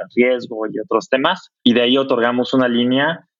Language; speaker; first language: Spanish; non-native, fluent; German